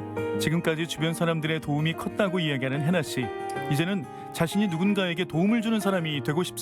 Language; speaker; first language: Korean; native; Korean